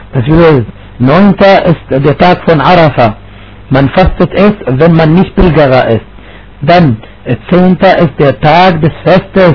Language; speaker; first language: German; non-native, fluent; Arabic